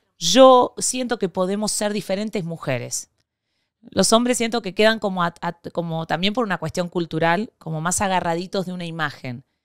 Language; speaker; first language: Spanish; native; Spanish